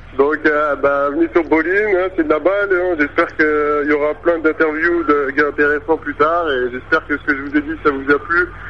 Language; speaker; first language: French; native; French